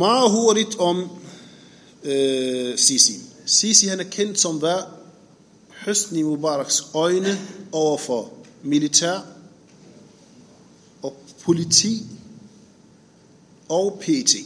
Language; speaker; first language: Danish; non-native, fluent; Arabic